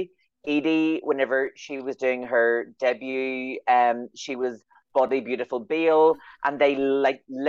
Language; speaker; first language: English; native; English